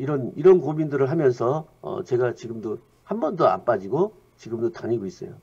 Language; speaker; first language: Korean; native; Korean